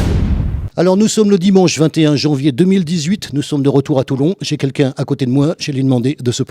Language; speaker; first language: French; native; French